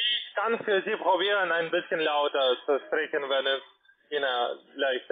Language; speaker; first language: German; non-native, learner; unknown